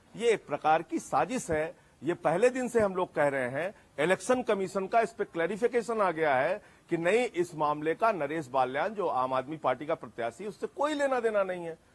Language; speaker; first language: Hindi; native; Hindi